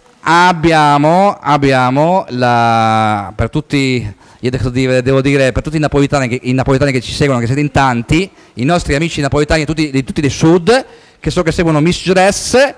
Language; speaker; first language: Italian; native; Italian